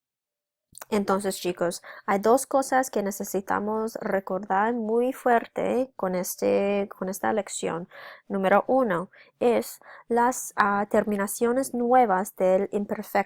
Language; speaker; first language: Spanish; non-native, fluent; English